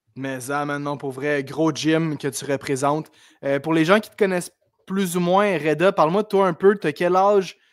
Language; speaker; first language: French; native; French